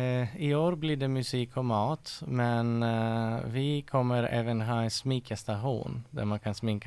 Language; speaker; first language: Swedish; non-native, fluent; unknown